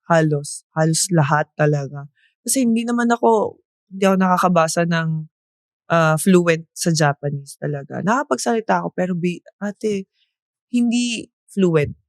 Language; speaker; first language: Filipino; native; Filipino